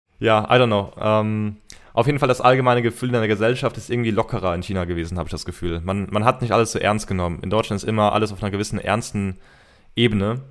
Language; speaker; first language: German; early bilingual, heritage; German